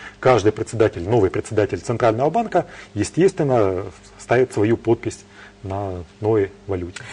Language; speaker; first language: Russian; native; Russian